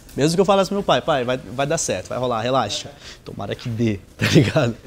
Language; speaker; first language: Portuguese; native; Portuguese